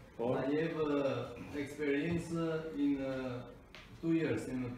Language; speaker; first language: English; non-native, learner; Albanian